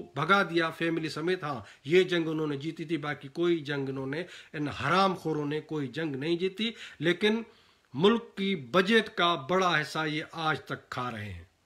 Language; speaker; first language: Urdu; non-native, local second language; Sindhi